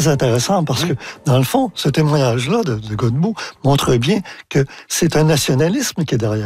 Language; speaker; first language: French; native; French